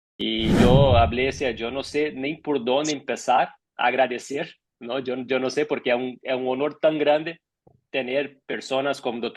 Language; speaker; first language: Spanish; non-native, fluent; Portuguese